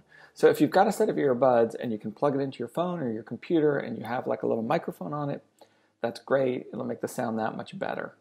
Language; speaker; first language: English; native; English